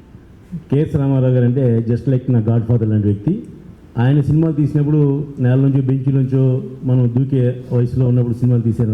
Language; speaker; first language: Telugu; native; Telugu